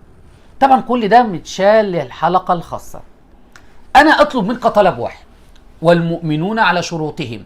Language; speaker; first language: Arabic; native; Arabic